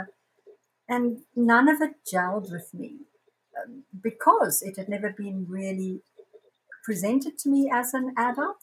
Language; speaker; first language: English; native; English